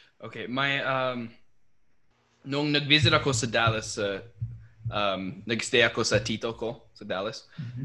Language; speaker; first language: Filipino; non-native, fluent; English